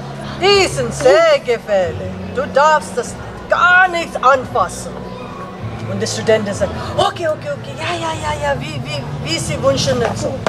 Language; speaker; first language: German; non-native, learner; Tibetan